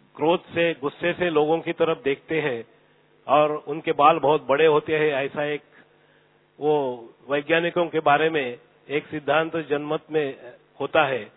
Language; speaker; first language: Hindi; non-native, local second language; Marathi